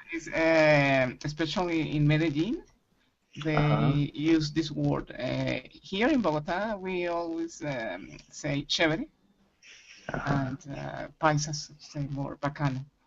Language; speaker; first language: English; non-native, learner; Spanish